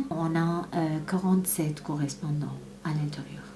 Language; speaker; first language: French; non-native, fluent; Arabic